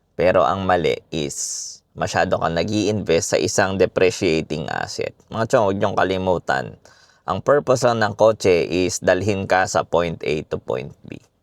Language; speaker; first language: Filipino; native; Filipino